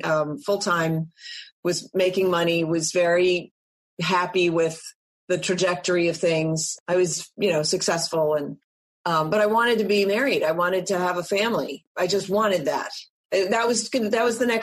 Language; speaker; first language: English; native; English